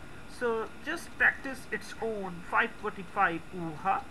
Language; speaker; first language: English; non-native, local second language; Hindi